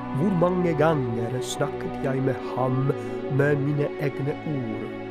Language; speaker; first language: Norwegian; non-native, fluent; Polish